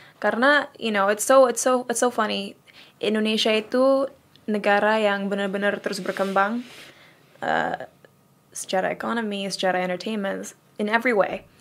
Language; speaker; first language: Indonesian; native; Indonesian